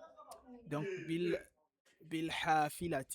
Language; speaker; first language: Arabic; non-native, fluent; French